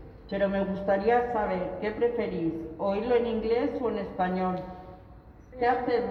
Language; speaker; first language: Spanish; native; Spanish